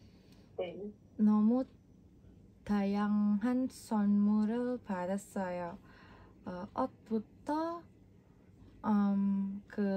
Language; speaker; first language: Korean; non-native, learner; Indonesian